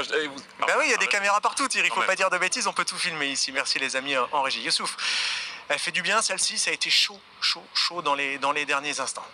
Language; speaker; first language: French; native; French